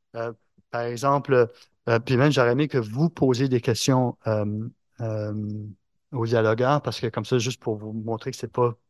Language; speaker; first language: French; native; French